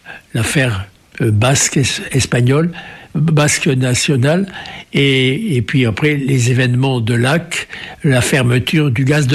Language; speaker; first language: French; native; French